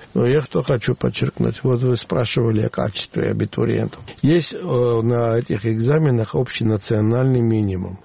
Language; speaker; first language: Russian; non-native, local second language; Georgian